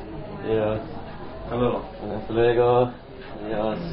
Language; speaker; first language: Spanish; non-native, learner; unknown